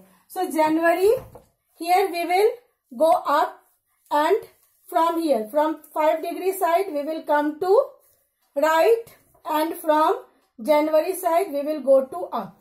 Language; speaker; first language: English; non-native, local second language; Hindi